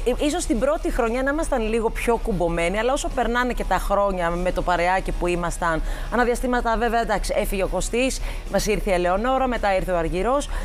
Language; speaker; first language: Greek; early bilingual, heritage; Greek